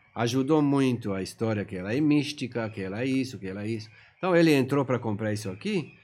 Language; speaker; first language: Portuguese; non-native, fluent; Persian